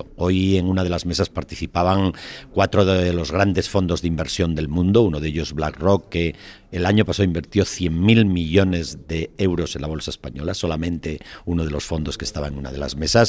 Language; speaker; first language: Spanish; native; Spanish